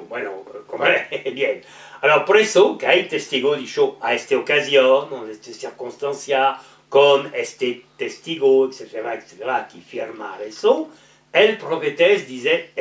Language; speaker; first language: Spanish; non-native, learner; French